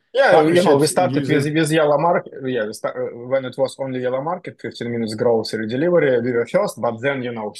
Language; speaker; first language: English; non-native, fluent; Russian